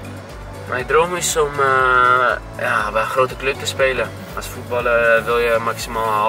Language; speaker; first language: Dutch; non-native, fluent; Greek